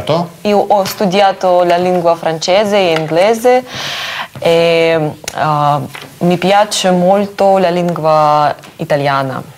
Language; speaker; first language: Italian; non-native, learner; Russian